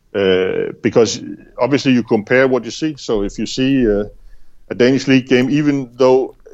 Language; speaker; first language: English; non-native, fluent; Danish